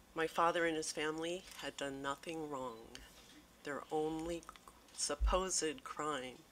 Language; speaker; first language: English; native; English